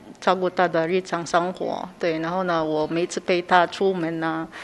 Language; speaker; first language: Chinese; non-native, learner; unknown